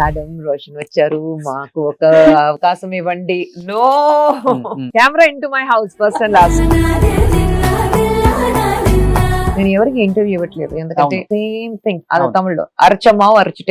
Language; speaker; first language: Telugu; non-native, local second language; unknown